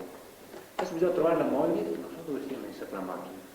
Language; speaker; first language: Italian; native; Italian